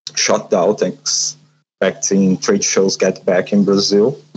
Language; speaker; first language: English; non-native, learner; Portuguese